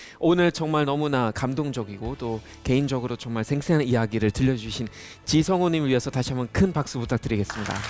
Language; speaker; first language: Korean; non-native, fluent; German